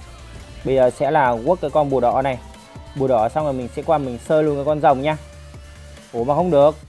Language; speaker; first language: Vietnamese; native; Vietnamese